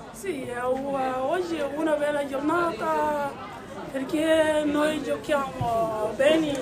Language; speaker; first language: Italian; non-native, learner; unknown